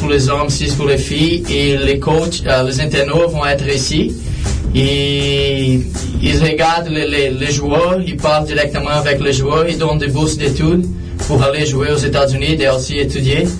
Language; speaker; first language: French; non-native, learner; Portuguese